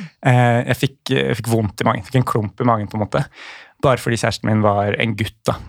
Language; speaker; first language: Norwegian; native; Norwegian